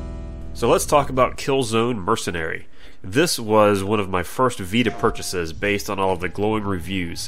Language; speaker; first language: English; native; English